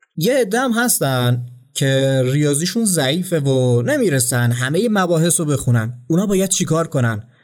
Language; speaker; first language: Persian; native; Persian